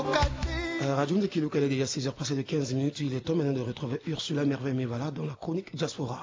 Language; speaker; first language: French; non-native, local second language; Sango